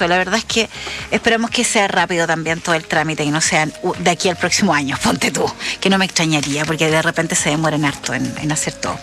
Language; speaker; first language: Spanish; native; Spanish